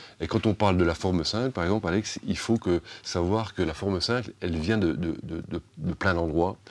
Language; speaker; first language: French; native; French